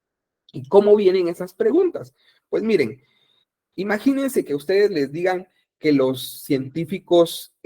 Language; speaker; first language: Spanish; native; Spanish